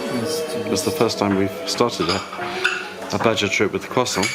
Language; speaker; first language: English; native; English